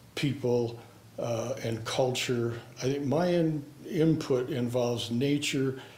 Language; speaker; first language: English; native; English